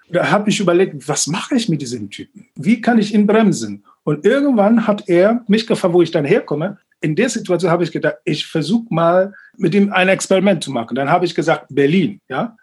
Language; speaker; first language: German; non-native, fluent; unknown